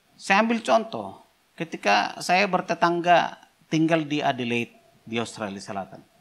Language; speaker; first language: Indonesian; non-native, local second language; Batak Toba